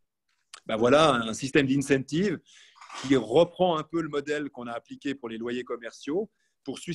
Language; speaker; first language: French; native; French